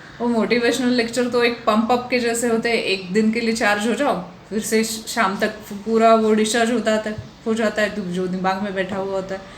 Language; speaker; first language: Hindi; non-native, local second language; Marathi